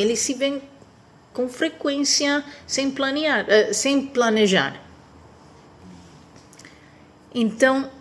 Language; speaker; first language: Portuguese; non-native, fluent; Spanish